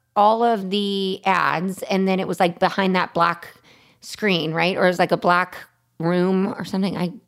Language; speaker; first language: English; native; English